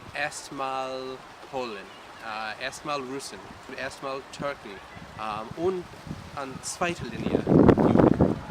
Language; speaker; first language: German; non-native, learner; English